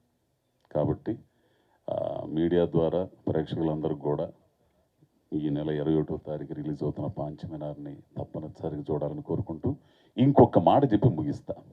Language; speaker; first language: Telugu; native; Telugu